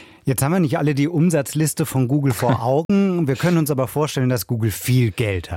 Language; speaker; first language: German; native; German